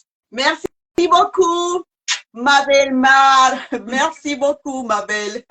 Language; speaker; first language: French; non-native, learner; Spanish